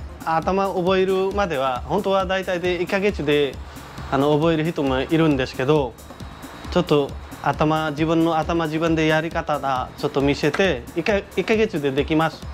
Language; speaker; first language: Japanese; non-native, learner; Nepali